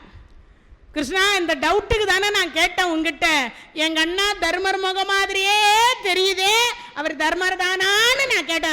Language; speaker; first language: Tamil; native; Tamil